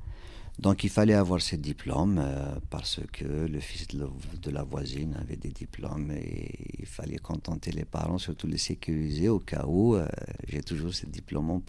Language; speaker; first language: French; non-native, local second language; Kabyle